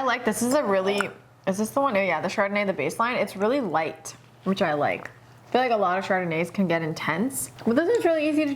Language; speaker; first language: English; native; English